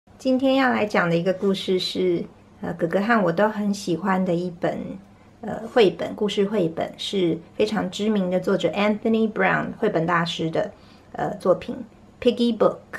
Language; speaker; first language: Chinese; native; Chinese